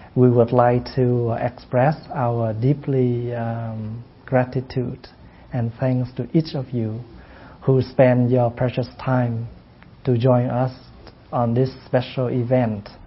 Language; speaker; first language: English; non-native, fluent; Vietnamese